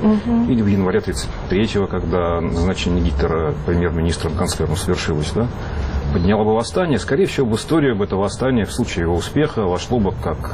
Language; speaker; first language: Russian; native; Russian